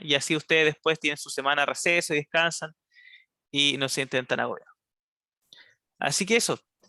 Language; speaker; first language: Spanish; native; Spanish